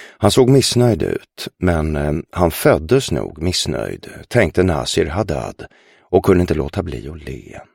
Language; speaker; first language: Swedish; native; Swedish